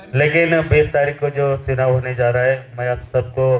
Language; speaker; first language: Hindi; non-native, local second language; Marathi